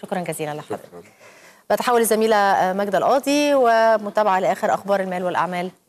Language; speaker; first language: Arabic; native; Arabic